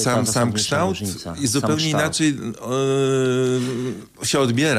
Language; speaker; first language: Polish; native; Polish